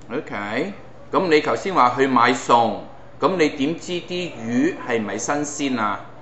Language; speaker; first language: Cantonese; native; Cantonese